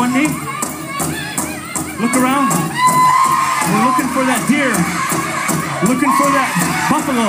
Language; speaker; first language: English; native; English